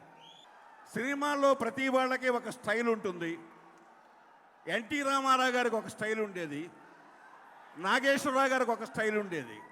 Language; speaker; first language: Telugu; native; Telugu